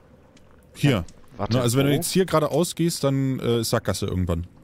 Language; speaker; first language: German; native; German